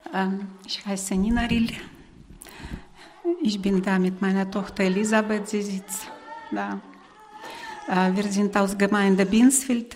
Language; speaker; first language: German; non-native, fluent; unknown